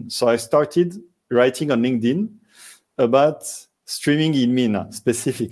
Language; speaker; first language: English; non-native, fluent; French